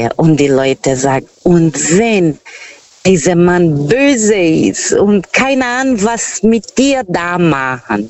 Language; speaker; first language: German; non-native, fluent; Portuguese